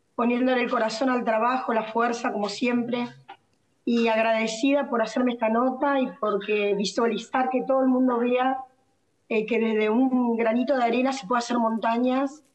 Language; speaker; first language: Spanish; native; Spanish